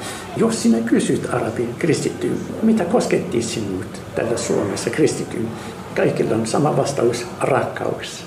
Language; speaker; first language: Finnish; non-native, fluent; Arabic